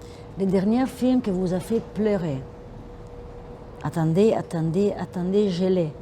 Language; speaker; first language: French; non-native, fluent; Italian